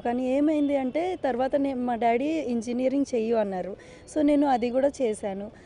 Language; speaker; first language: Telugu; non-native, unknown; Bangla